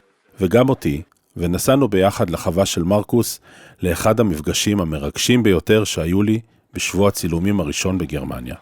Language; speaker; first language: Hebrew; native; Hebrew